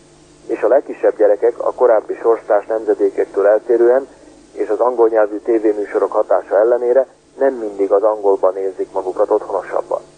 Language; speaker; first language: Hungarian; native; Hungarian